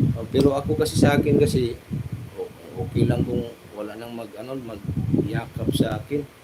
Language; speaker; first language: Filipino; native; Filipino